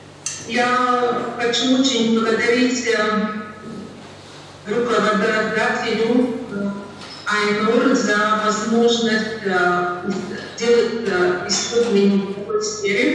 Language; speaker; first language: Russian; non-native, learner; Latvian